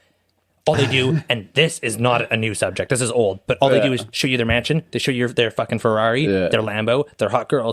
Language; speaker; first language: English; native; English